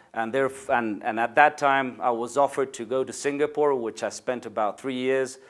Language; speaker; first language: English; non-native, fluent; Spanish